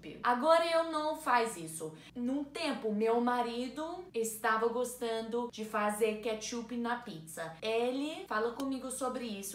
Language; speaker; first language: Portuguese; non-native, learner; English